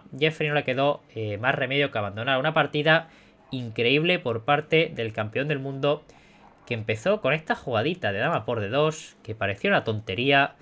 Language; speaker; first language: Spanish; native; Spanish